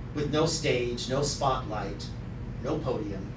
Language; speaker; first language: English; native; English